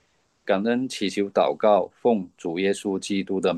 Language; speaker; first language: Chinese; native; Chinese